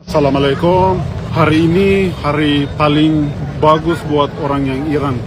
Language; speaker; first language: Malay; non-native, fluent; Persian